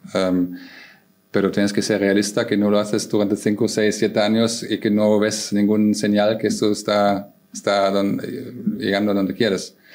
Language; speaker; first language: Spanish; non-native, fluent; German